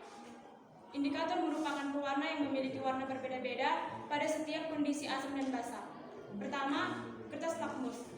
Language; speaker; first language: Indonesian; native; Indonesian